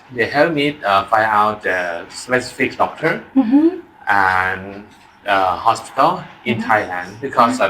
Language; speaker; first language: English; non-native, learner; Thai